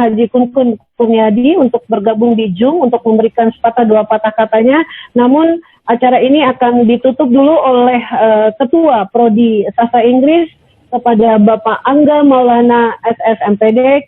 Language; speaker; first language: Indonesian; native; Indonesian